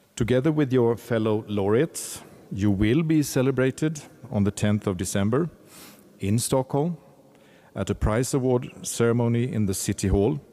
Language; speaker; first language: English; non-native, fluent; Swedish